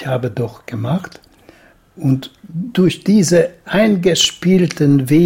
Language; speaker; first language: German; non-native, fluent; Hungarian